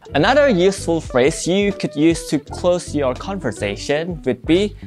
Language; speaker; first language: German; non-native, fluent; Indonesian